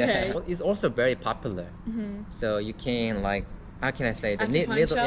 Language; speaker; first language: English; non-native, learner; Korean